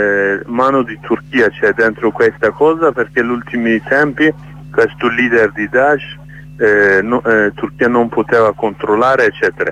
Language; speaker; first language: Italian; non-native, learner; Kurdish